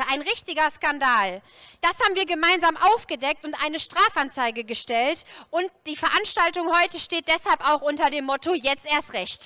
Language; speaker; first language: German; native; German